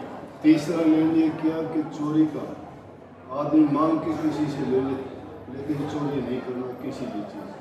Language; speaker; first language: Hindi; native; Hindi